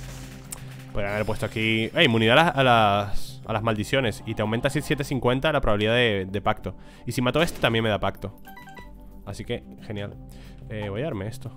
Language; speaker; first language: Spanish; native; Spanish